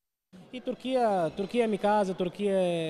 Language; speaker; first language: Italian; non-native, fluent; Portuguese